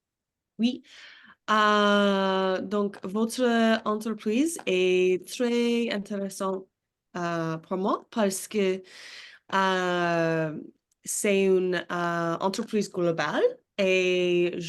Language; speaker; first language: French; non-native, learner; English